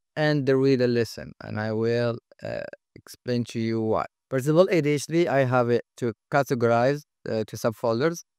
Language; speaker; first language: English; non-native, fluent; Arabic